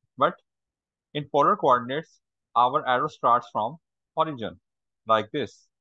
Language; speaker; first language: English; non-native, local second language; Urdu